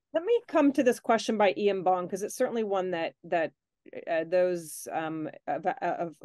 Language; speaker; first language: English; native; English